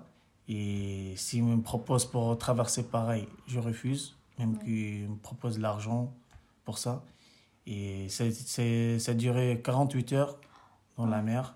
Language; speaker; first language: French; non-native, local second language; Arabic